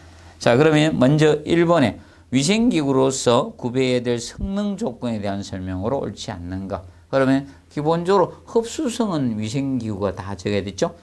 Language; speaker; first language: Korean; native; Korean